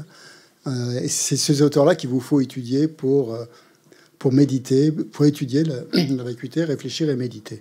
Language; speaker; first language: French; native; French